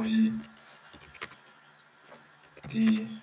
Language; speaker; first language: German; non-native, fluent; French